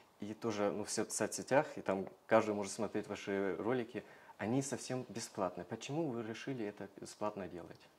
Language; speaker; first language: Russian; non-native, fluent; German